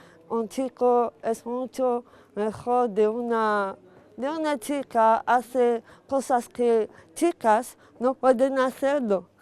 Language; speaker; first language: Spanish; non-native, fluent; Arabic